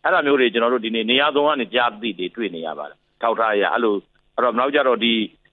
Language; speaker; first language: Burmese; native; Burmese